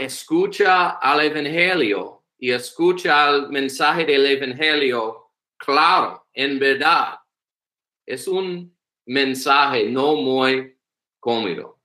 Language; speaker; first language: Spanish; non-native, learner; English